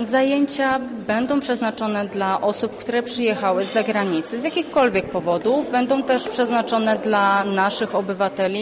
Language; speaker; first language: Polish; native; Polish